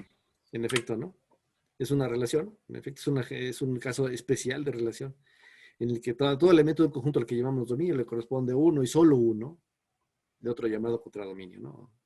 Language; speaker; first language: Spanish; native; Spanish